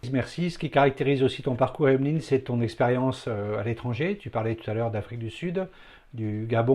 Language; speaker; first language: French; native; French